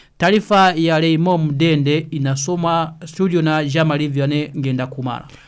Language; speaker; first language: Swahili; non-native, local second language; Rundi